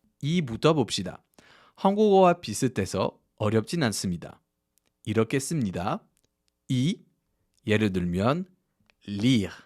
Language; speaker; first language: Korean; non-native, fluent; French